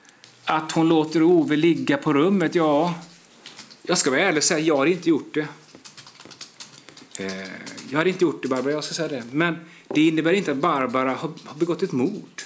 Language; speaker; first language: Swedish; native; Swedish